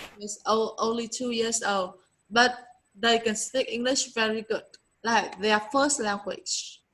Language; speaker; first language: English; non-native, learner; Vietnamese